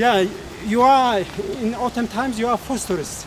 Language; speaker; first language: English; non-native, learner; Tajik